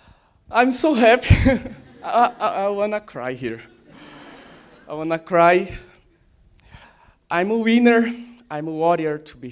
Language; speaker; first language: English; non-native, learner; Portuguese